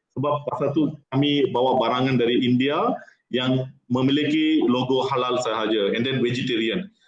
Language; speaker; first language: Malay; non-native, local second language; Tamil